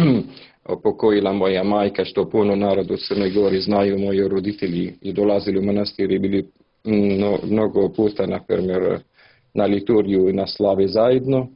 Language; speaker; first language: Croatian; non-native, learner; Arabic